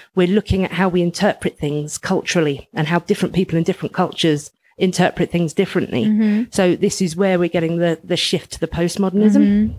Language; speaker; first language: English; native; English